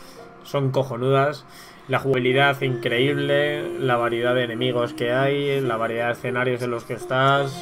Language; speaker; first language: Spanish; native; Spanish